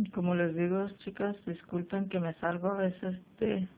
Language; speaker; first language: Spanish; early bilingual, heritage; Spanish